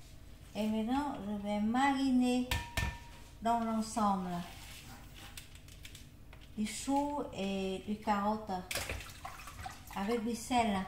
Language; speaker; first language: French; non-native, learner; Vietnamese